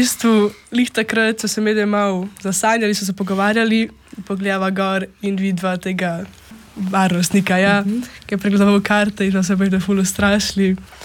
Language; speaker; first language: Slovenian; native; Slovenian